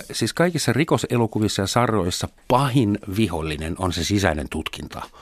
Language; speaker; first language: Finnish; non-native, fluent; German